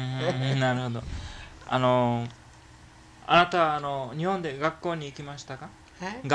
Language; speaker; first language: Japanese; early bilingual, heritage; Japanese